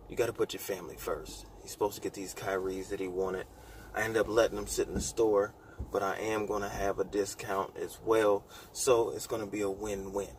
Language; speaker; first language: English; native; English